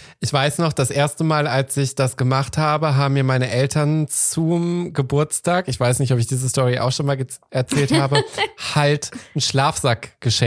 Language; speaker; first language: German; native; German